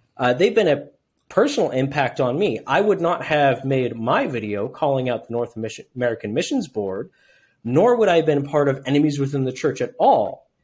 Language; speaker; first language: English; native; English